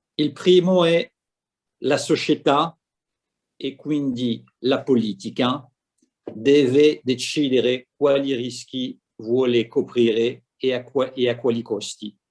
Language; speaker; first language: Italian; non-native, fluent; French